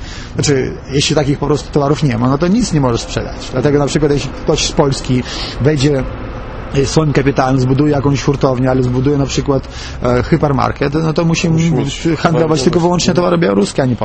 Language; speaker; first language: Polish; non-native, fluent; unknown